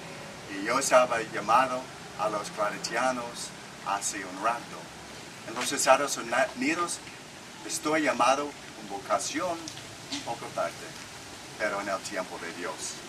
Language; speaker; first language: Spanish; non-native, learner; English